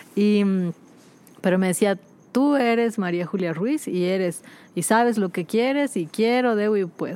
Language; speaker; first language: Spanish; native; Spanish